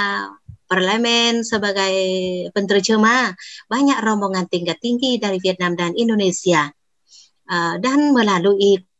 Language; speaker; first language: Indonesian; non-native, fluent; Vietnamese